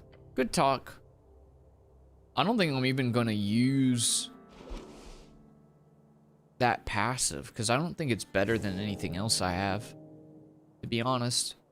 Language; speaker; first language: English; native; English